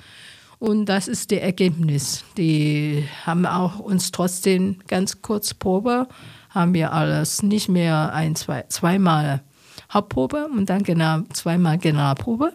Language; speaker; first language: German; non-native, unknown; Chinese